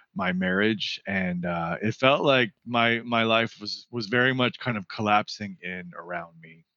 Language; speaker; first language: English; native; English